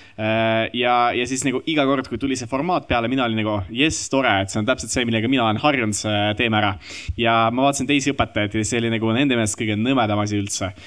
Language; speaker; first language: Estonian; non-native, local second language; Russian